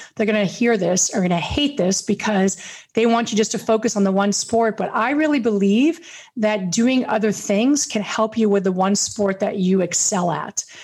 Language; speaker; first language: English; native; English